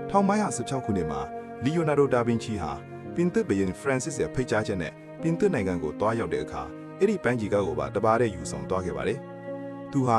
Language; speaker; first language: Burmese; native; Burmese